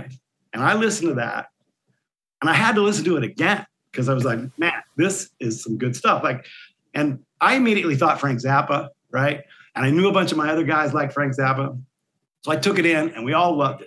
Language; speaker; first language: English; native; English